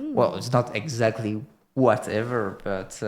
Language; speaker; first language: English; non-native, fluent; French